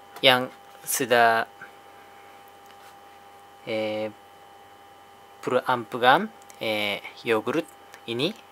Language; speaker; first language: Indonesian; non-native, learner; Japanese